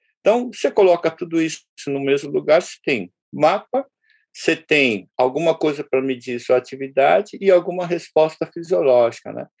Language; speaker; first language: Portuguese; early bilingual, other home language; Japanese